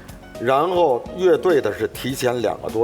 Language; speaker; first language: Chinese; native; Chinese